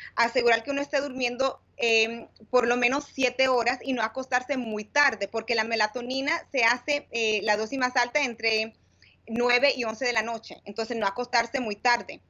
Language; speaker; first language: Spanish; early bilingual, heritage; Spanish